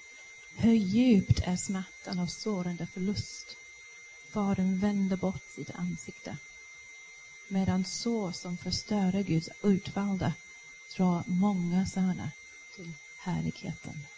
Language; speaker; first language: Swedish; non-native, fluent; English